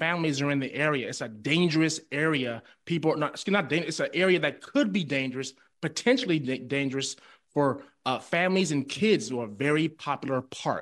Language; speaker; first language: English; native; English